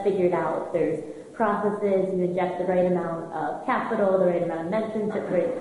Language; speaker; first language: English; native; English